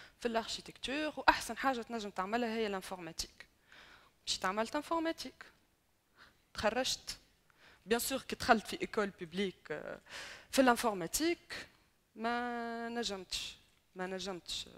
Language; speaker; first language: Arabic; native; Arabic